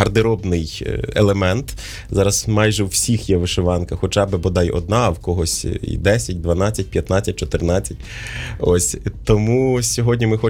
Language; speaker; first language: Ukrainian; native; Ukrainian